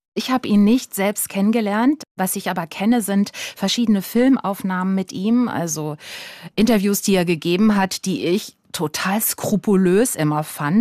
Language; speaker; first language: German; native; German